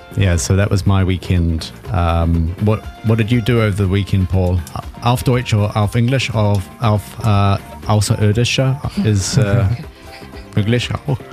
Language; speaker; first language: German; non-native, learner; English